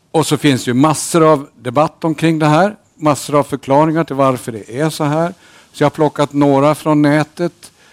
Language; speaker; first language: Swedish; native; Swedish